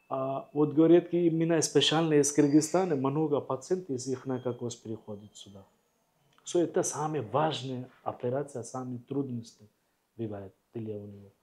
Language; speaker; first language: Russian; non-native, learner; Hindi